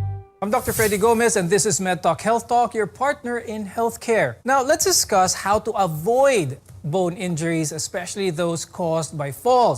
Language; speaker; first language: English; non-native, local second language; Filipino